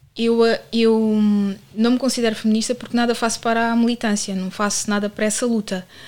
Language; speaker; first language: Portuguese; native; Portuguese